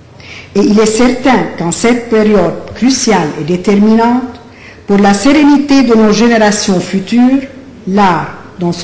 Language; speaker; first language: French; non-native, local second language; Arabic